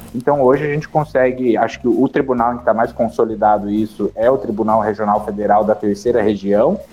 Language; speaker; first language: Portuguese; native; Portuguese